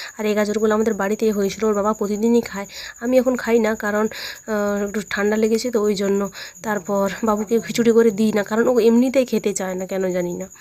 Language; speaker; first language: Bangla; non-native, local second language; Santali